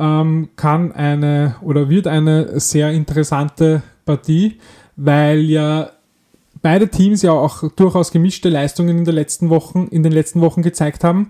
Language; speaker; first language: German; native; German